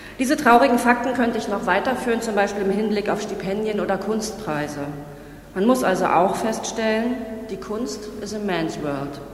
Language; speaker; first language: German; native; German